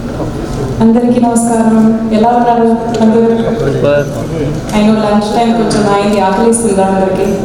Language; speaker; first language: Telugu; non-native, learner; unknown